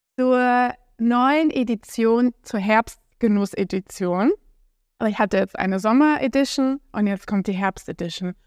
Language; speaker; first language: German; native; German